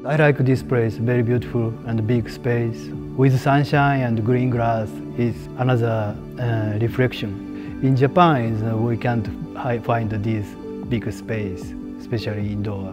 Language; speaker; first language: English; non-native, learner; Japanese